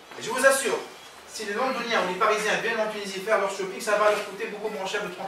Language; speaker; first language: French; non-native, local second language; Arabic